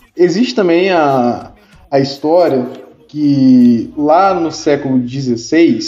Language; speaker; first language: Portuguese; native; Portuguese